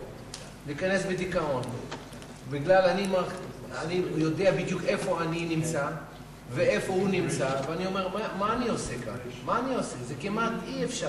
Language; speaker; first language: Hebrew; non-native, fluent; English